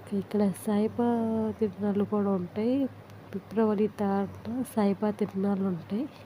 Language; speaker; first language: Telugu; non-native, local second language; Urdu